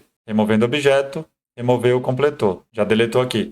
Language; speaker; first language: Portuguese; native; Portuguese